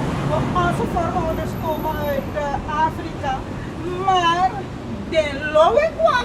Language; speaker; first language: Dutch; non-native, local second language; Sranan Tongo